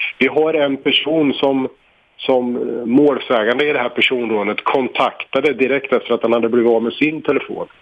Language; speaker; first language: Swedish; native; Swedish